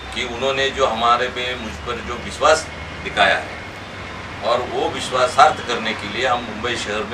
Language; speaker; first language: Hindi; non-native, local second language; Marathi